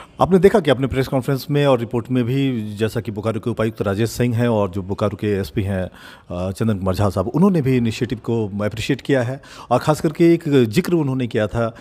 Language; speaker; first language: Hindi; native; Hindi